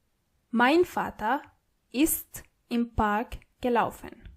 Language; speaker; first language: German; non-native, fluent; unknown